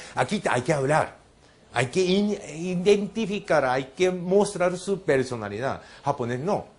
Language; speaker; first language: Spanish; non-native, fluent; Japanese